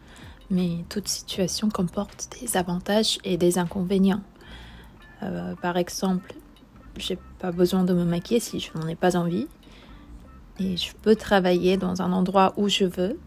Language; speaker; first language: French; non-native, fluent; Korean